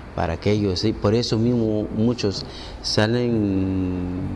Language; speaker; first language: Spanish; native; Spanish